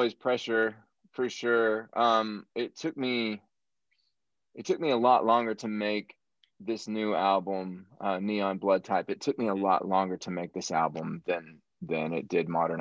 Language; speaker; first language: English; native; English